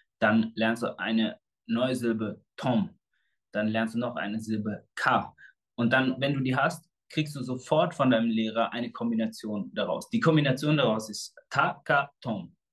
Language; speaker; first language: German; early bilingual, other home language; Portuguese